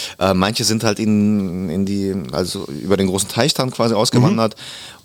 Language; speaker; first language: German; early bilingual, other home language; Russian